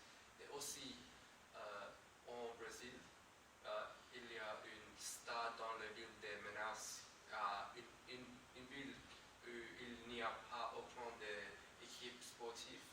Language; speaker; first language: French; non-native, learner; English